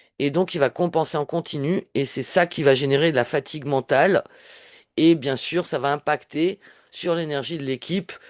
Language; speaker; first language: French; native; French